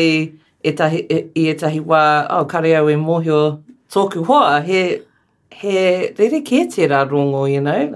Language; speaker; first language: Māori; non-native, learner; English